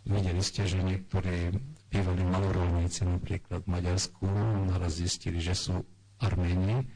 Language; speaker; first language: Slovak; non-native, local second language; Hungarian